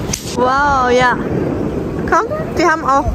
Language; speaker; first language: German; early bilingual, other home language; Turkish